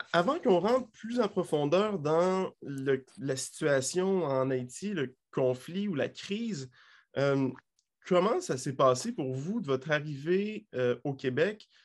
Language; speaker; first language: French; native; French